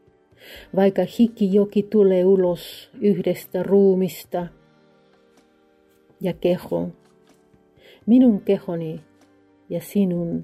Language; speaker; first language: Finnish; non-native, fluent; Spanish